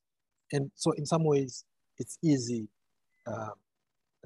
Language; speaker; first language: English; non-native, local second language; Shona